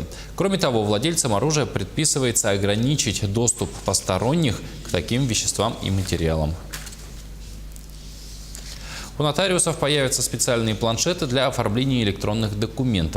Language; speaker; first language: Russian; native; Russian